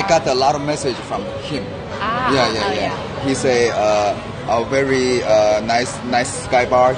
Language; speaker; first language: English; non-native, learner; Korean